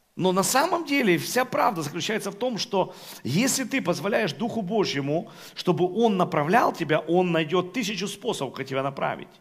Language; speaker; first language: Russian; non-native, local second language; Ukrainian